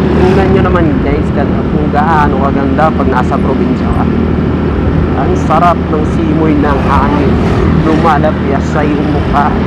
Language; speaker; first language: Filipino; non-native, local second language; Hiligaynon